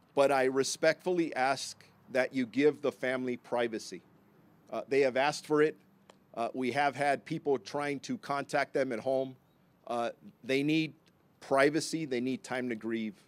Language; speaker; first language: English; early bilingual, other home language; Spanish